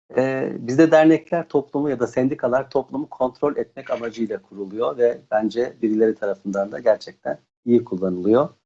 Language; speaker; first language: Turkish; native; Turkish